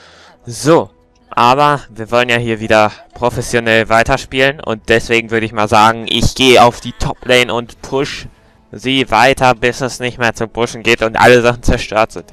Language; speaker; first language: German; native; German